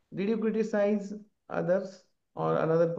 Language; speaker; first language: English; non-native, local second language; Marathi